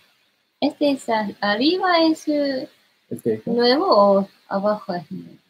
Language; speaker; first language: Spanish; non-native, learner; Japanese